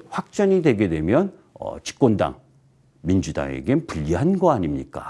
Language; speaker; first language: Korean; native; Korean